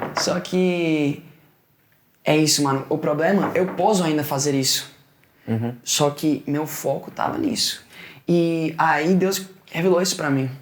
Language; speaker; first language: Portuguese; non-native, fluent; Spanish